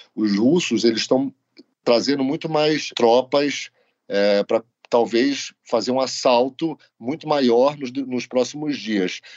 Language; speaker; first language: Portuguese; native; Portuguese